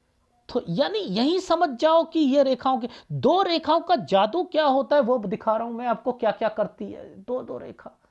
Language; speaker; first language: Hindi; native; Hindi